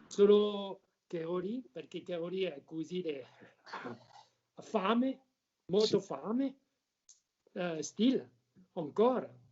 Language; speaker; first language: Italian; non-native, learner; French